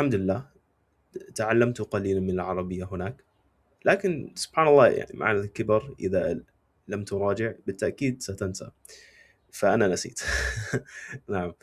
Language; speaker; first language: Arabic; non-native, fluent; English